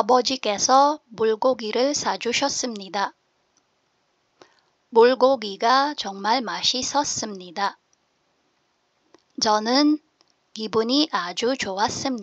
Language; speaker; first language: Korean; non-native, fluent; Filipino